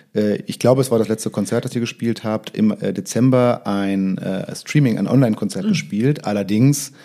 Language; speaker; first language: German; early bilingual, other home language; Russian